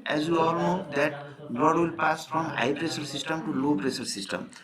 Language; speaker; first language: English; non-native, local second language; Nepali